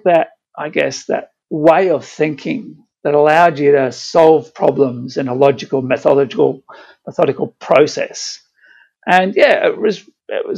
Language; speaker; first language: English; native; English